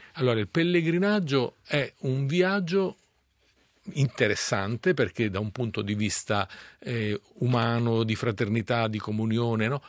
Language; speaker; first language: Italian; native; Italian